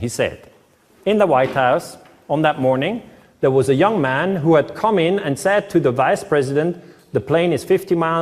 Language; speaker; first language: English; non-native, fluent; German